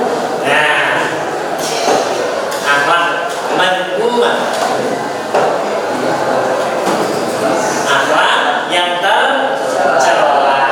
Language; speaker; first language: Indonesian; native; Indonesian